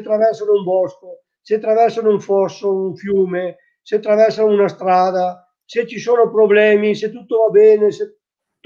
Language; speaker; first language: Italian; native; Italian